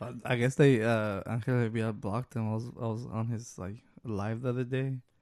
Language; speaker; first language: English; early bilingual, other home language; Spanish